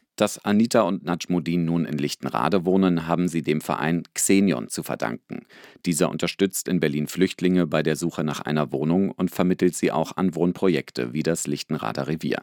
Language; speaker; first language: German; native; German